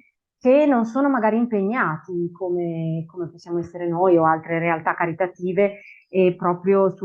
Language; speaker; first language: Italian; native; Italian